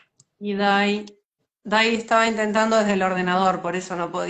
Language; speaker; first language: Spanish; native; Spanish